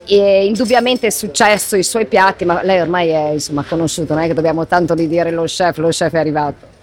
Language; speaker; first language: Italian; native; Italian